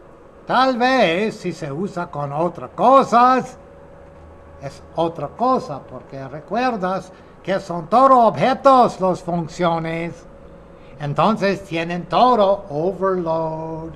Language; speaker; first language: Spanish; non-native, fluent; English